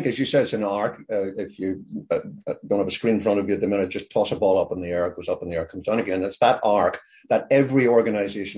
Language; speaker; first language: English; native; English